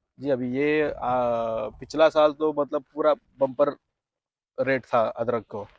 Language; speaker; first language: Hindi; non-native, local second language; Marathi